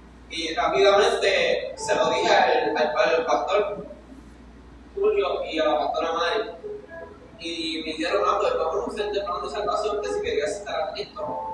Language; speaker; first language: Spanish; native; Spanish